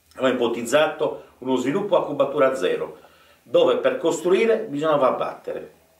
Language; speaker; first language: Italian; native; Italian